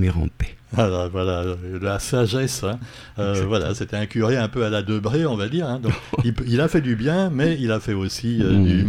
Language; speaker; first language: French; native; French